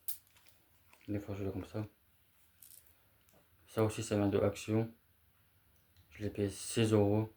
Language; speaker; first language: French; native; French